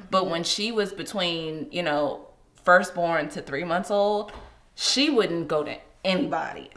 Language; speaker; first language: English; native; English